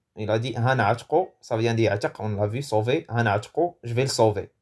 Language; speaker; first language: French; non-native, local second language; Arabic